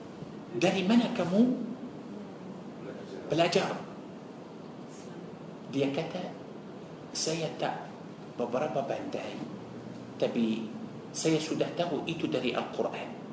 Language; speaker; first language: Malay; non-native, fluent; Arabic